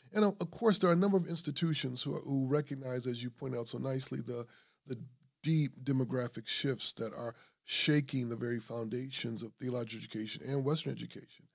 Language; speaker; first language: English; native; English